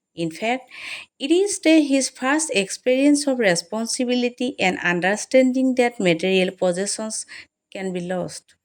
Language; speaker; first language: English; non-native, local second language; Assamese